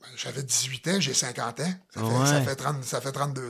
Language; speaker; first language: French; native; French